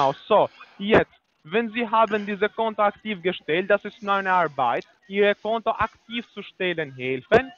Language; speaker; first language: German; non-native, learner; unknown